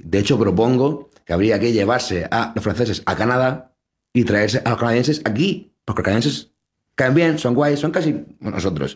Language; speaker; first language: Spanish; native; Spanish